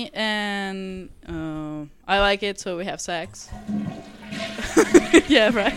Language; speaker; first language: English; non-native, fluent; Italian